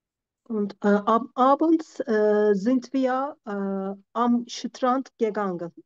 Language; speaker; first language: German; non-native, learner; Turkish